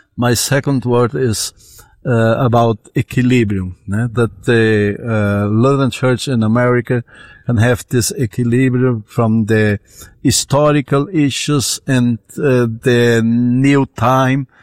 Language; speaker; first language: English; non-native, fluent; Portuguese